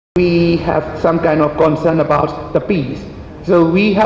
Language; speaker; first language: English; non-native, fluent; Burmese